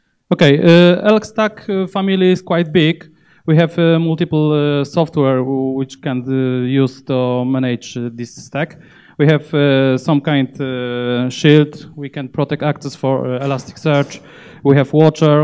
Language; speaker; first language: English; non-native, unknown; Polish